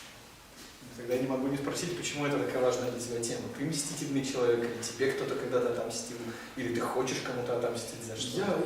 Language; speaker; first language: Russian; native; Russian